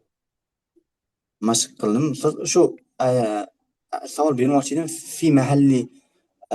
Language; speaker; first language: Arabic; non-native, learner; Uzbek